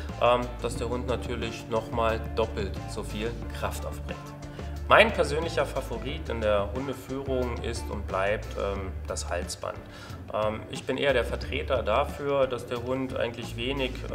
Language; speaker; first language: German; native; German